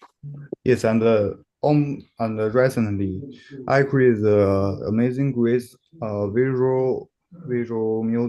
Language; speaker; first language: English; non-native, learner; Chinese